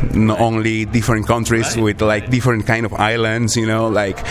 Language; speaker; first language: English; non-native, learner; Spanish